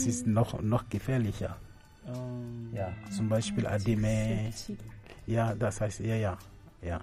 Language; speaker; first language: German; non-native, fluent; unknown